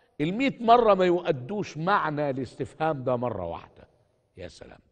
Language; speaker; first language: Arabic; native; Arabic